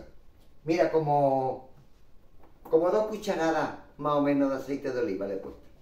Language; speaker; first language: Spanish; native; Spanish